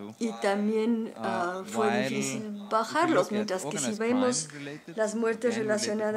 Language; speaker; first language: Spanish; non-native, learner; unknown